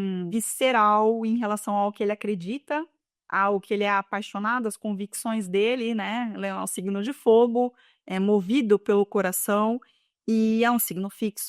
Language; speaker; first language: Portuguese; native; Portuguese